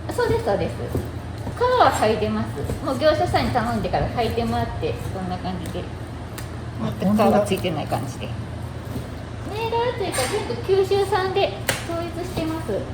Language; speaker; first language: Japanese; native; Japanese